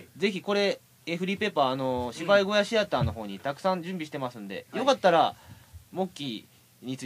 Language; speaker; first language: Japanese; native; Japanese